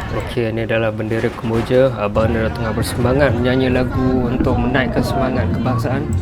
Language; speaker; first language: Malay; non-native, fluent; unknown